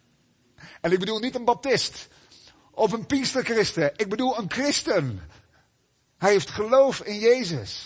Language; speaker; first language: Dutch; native; Dutch